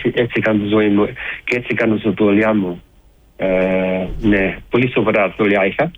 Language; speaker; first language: Greek; early bilingual, heritage; English